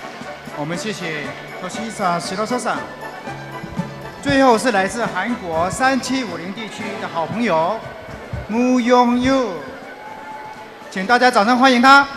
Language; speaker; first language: Chinese; native; Chinese